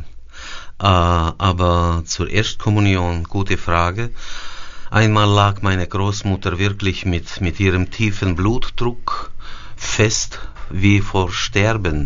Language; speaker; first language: German; early bilingual, heritage; German